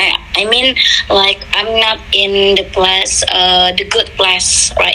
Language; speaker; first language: English; non-native, fluent; Indonesian